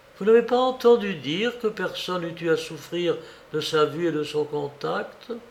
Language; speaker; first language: French; native; French